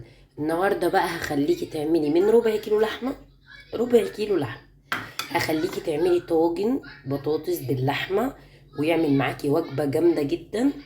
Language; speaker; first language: Arabic; native; Arabic